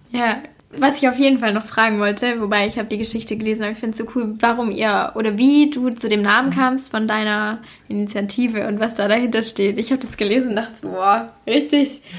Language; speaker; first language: German; native; German